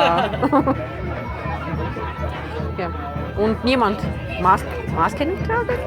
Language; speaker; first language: German; non-native, learner; Russian